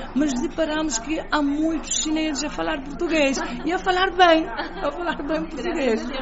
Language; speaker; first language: Portuguese; non-native, local second language; Kabuverdianu